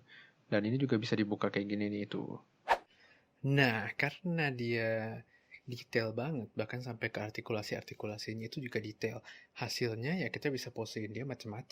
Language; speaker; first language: Indonesian; native; Indonesian